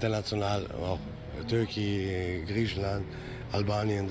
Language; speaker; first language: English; non-native, learner; German